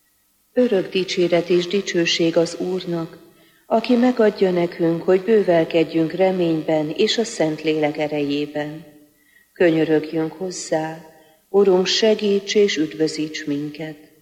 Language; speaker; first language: Hungarian; native; Hungarian